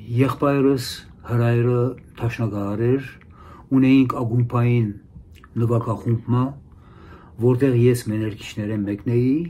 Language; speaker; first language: Armenian; early bilingual, heritage; Armenian